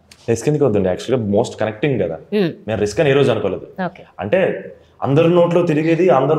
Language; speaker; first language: Telugu; native; Telugu